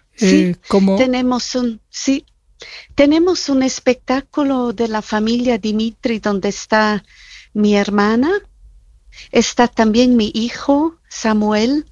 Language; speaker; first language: Spanish; non-native, fluent; German